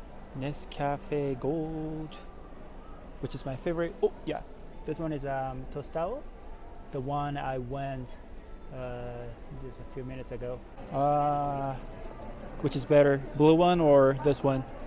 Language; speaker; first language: English; non-native, fluent; Japanese